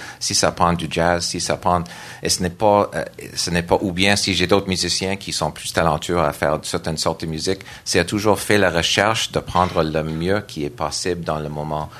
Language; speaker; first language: French; non-native, local second language; English